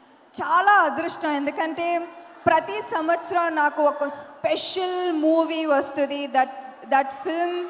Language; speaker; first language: Telugu; non-native, fluent; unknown